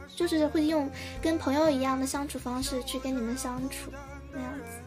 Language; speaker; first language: Chinese; early bilingual, heritage; Chinese